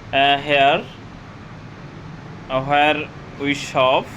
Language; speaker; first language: English; non-native, learner; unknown